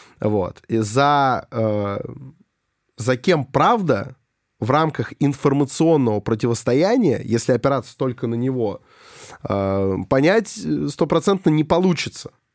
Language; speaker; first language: Russian; native; Russian